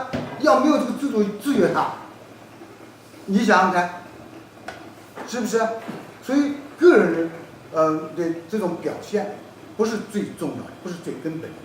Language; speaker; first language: Chinese; native; Chinese